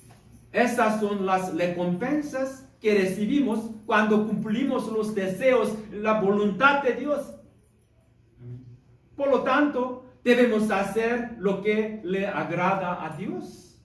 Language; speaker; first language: Spanish; non-native, learner; Korean